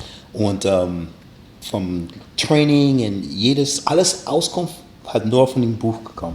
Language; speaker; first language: German; non-native, learner; English